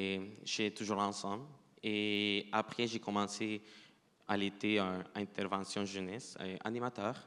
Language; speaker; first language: French; non-native, fluent; Spanish